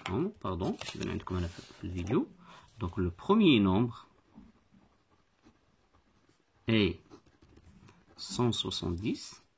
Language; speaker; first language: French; non-native, local second language; Arabic